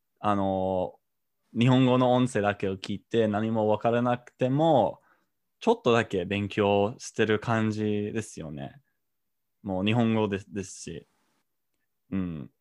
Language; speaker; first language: Japanese; non-native, fluent; English